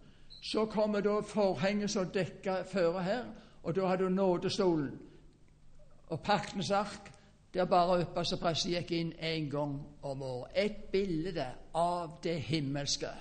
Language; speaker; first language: Norwegian; native; Norwegian